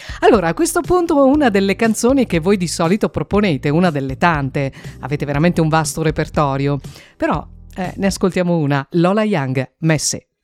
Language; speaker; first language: Italian; native; Italian